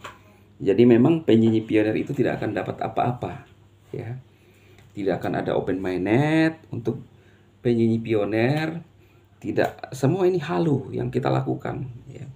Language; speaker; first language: Indonesian; native; Indonesian